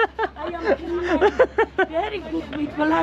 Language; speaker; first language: English; non-native, learner; Spanish